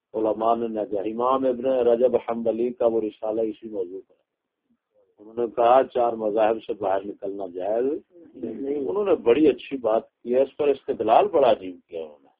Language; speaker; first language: Urdu; non-native, local second language; Punjabi